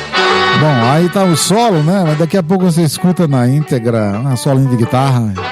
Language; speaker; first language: Portuguese; native; Portuguese